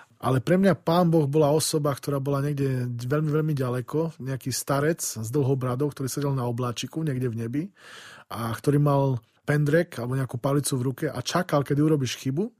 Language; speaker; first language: Slovak; native; Slovak